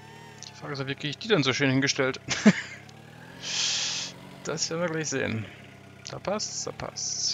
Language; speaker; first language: German; native; German